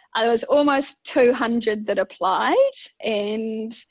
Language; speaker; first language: English; native; English